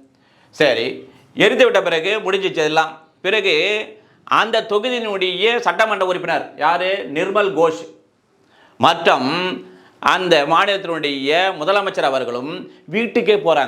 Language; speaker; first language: Tamil; native; Tamil